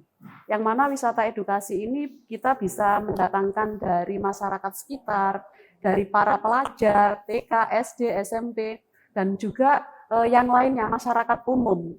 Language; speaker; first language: Indonesian; native; Indonesian